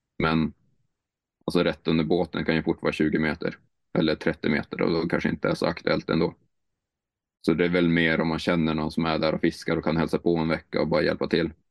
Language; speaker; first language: Swedish; native; Swedish